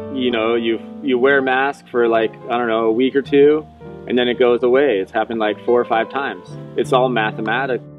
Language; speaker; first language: English; native; English